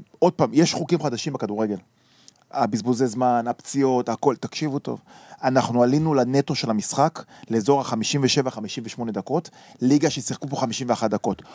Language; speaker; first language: Hebrew; native; Hebrew